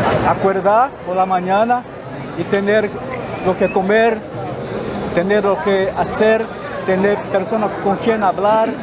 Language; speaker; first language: Spanish; non-native, fluent; Portuguese